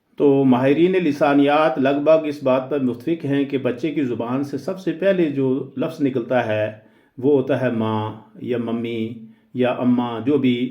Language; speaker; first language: Urdu; native; Urdu